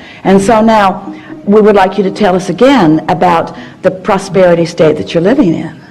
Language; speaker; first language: English; native; English